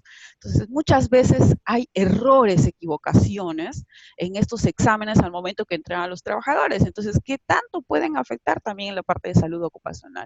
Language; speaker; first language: Spanish; native; Spanish